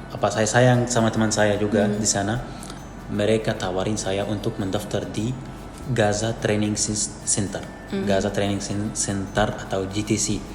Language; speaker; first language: Indonesian; non-native, fluent; Arabic